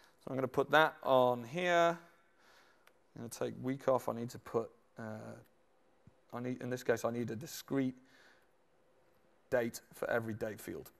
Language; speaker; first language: English; native; English